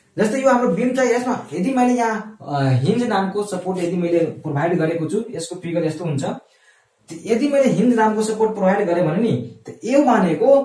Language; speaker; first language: Nepali; non-native, local second language; Maithili